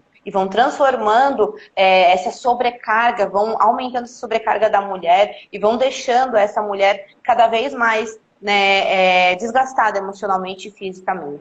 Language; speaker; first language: Portuguese; native; Portuguese